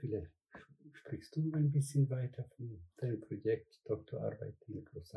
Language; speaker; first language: German; non-native, fluent; Spanish